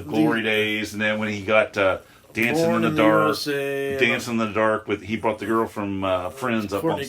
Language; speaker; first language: English; native; English